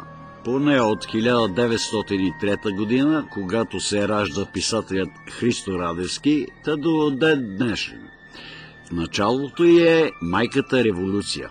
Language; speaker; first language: Bulgarian; native; Bulgarian